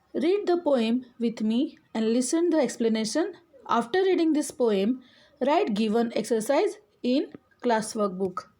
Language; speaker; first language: English; non-native, local second language; Gujarati